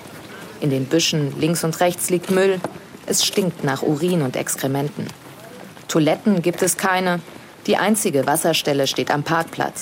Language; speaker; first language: German; native; German